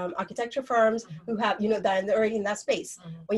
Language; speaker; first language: English; non-native, local second language; Yoruba